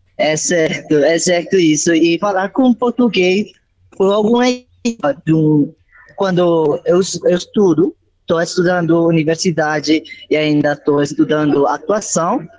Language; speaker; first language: Portuguese; non-native, learner; Spanish